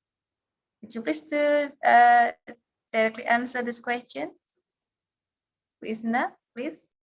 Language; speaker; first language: English; non-native, fluent; Indonesian